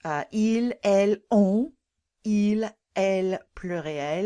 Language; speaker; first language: French; non-native, fluent; English